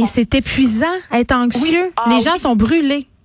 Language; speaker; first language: French; native; French